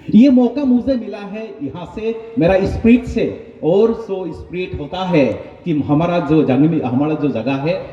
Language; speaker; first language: Hindi; non-native, local second language; Bangla